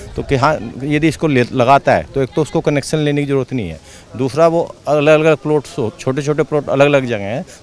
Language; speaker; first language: Hindi; native; Hindi